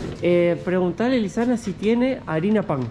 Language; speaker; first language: Spanish; native; Spanish